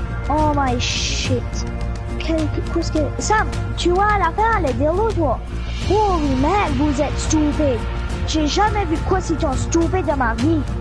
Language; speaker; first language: French; early bilingual, heritage; French